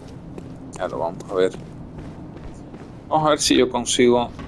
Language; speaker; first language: Spanish; native; Spanish